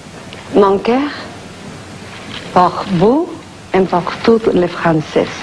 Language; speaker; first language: French; non-native, learner; Spanish